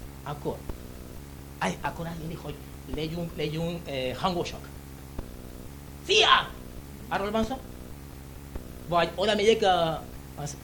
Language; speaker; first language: Hungarian; non-native, learner; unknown